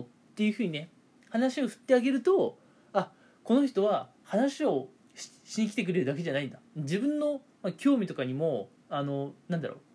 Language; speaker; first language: Japanese; native; Japanese